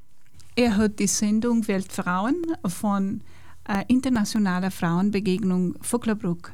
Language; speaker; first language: German; non-native, fluent; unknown